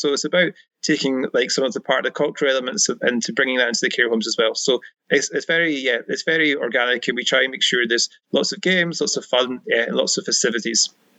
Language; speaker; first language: English; native; English